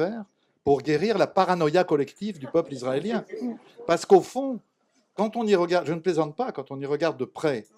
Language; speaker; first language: French; native; French